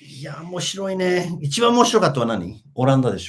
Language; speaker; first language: Japanese; non-native, fluent; English